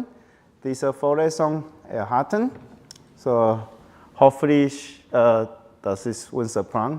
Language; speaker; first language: German; non-native, learner; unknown